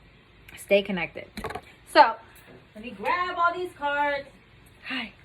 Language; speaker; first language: English; native; English